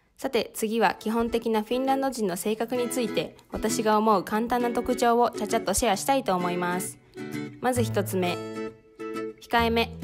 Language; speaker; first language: Japanese; native; Japanese